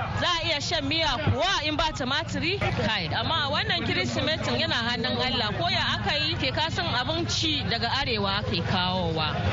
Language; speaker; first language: Hausa; non-native, local second language; Igbo